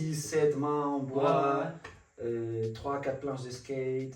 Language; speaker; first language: French; non-native, fluent; Spanish